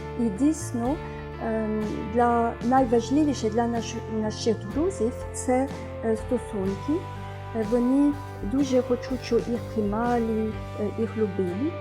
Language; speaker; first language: Ukrainian; non-native, fluent; French